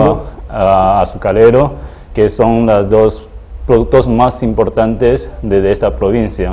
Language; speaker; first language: Spanish; non-native, fluent; Chinese